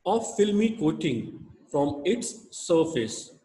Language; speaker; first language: English; non-native, local second language; Hindi